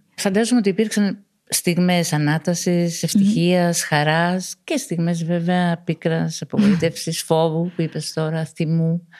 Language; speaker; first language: Greek; native; Greek